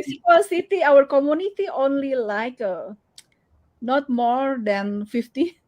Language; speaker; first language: English; non-native, learner; Indonesian